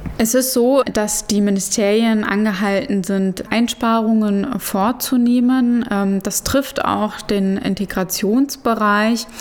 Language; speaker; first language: German; early bilingual, other home language; Arabic